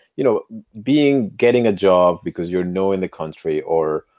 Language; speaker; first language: English; non-native, fluent; Spanish